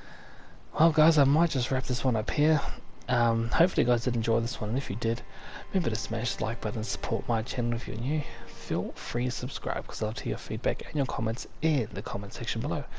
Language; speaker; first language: English; native; English